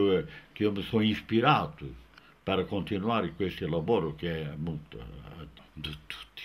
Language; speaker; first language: Italian; non-native, fluent; Portuguese